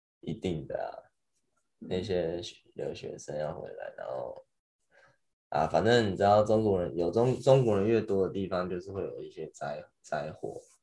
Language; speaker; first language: Chinese; native; Chinese